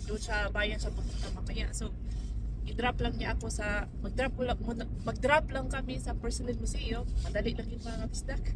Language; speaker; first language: Filipino; non-native, local second language; Cebuano